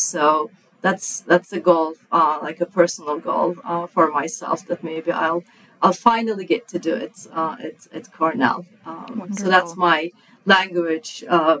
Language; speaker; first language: English; non-native, fluent; Turkish